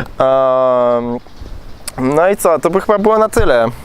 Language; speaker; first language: Polish; native; Polish